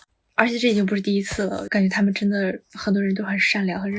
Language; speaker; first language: Chinese; native; Chinese